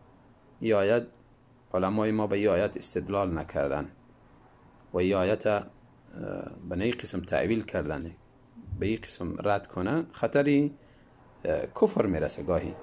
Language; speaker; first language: Persian; native; Persian